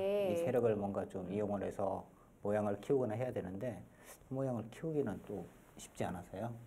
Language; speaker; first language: Korean; native; Korean